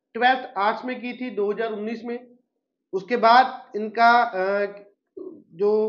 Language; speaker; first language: Hindi; non-native, local second language; Punjabi